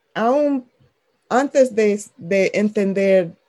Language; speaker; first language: Spanish; non-native, fluent; English